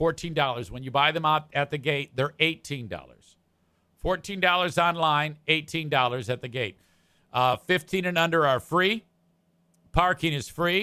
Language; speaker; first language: English; native; English